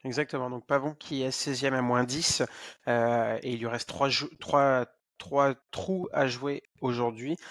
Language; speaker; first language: French; native; French